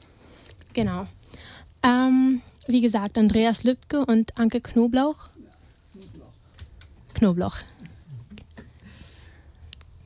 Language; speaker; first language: German; native; German